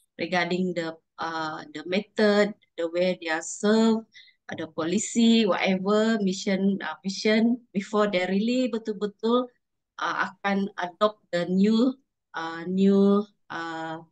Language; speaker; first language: English; non-native, learner; Malay